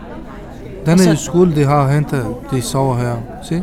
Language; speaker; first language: Danish; non-native, learner; Kurdish